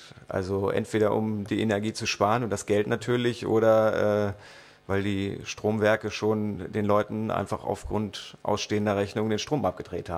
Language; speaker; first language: German; native; German